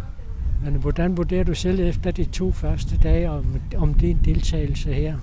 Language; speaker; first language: Danish; non-native, local second language; Kalaallisut